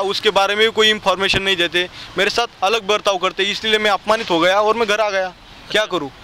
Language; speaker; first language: Hindi; non-native, local second language; Marathi